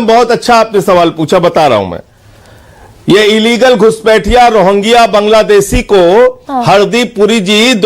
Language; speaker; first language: Hindi; native; Hindi